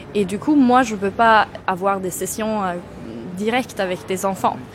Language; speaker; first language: French; non-native, fluent; Swedish